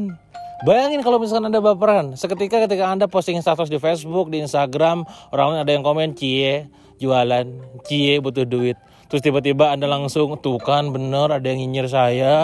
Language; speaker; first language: Indonesian; native; Indonesian